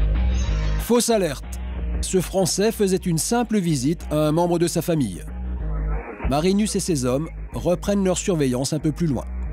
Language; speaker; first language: French; native; French